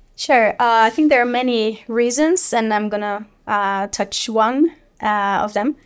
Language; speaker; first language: English; non-native, fluent; Portuguese